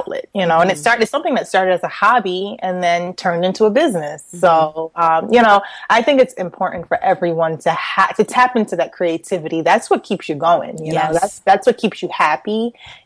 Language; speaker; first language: English; native; English